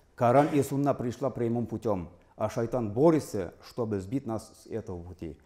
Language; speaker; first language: Russian; non-native, local second language; Tatar